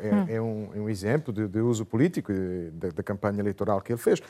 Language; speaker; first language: Portuguese; non-native, fluent; Italian